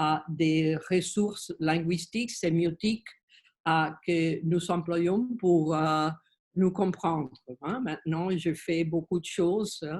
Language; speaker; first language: French; non-native, learner; Spanish